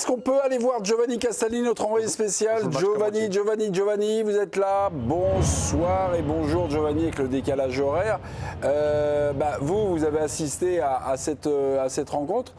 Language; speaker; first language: French; native; French